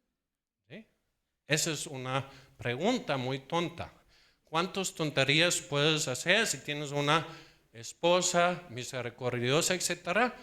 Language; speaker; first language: Spanish; non-native, fluent; Danish